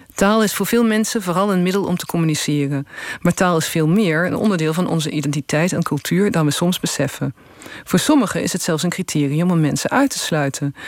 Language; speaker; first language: Dutch; native; Dutch